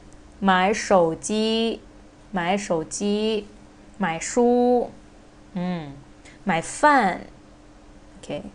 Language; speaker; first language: Chinese; non-native, fluent; Thai